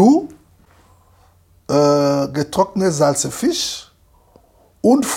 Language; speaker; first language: German; non-native, fluent; Lingala